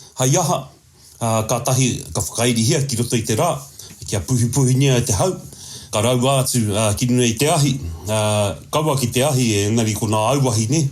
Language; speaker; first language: Māori; native; Māori